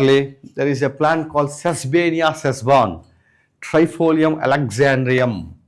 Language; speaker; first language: English; non-native, local second language; Telugu